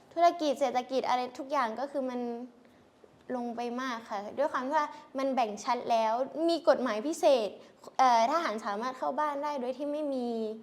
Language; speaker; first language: Thai; native; Thai